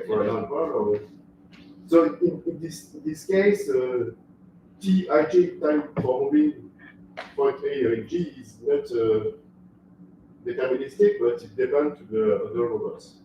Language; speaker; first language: English; non-native, fluent; French